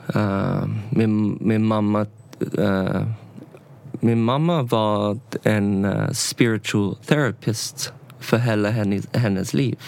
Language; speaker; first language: Swedish; non-native, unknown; English